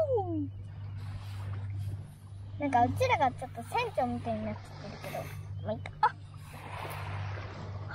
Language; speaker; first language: Japanese; native; Japanese